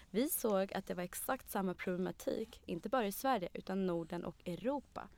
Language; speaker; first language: Swedish; early bilingual, other home language; Arabic